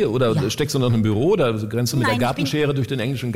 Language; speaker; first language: German; native; German